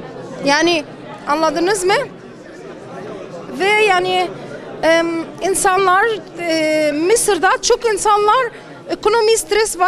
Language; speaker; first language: Turkish; non-native, learner; Arabic